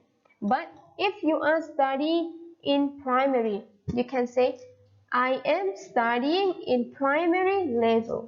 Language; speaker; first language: English; non-native, fluent; Thai